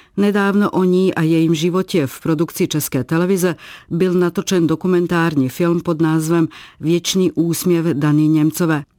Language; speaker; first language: Czech; non-native, fluent; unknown